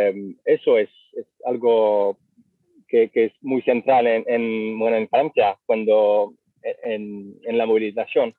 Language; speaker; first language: Spanish; non-native, fluent; French